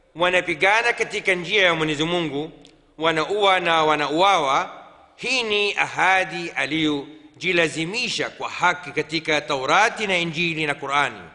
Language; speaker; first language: Swahili; non-native, fluent; Arabic